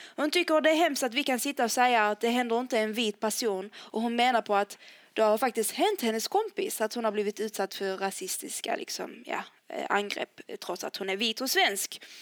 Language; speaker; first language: Swedish; early bilingual, other home language; Arabic